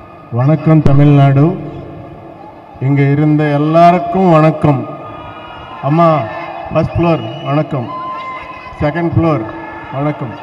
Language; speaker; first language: Tamil; non-native, learner; Telugu